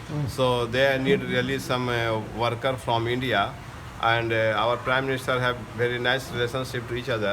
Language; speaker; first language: English; non-native, local second language; Hindi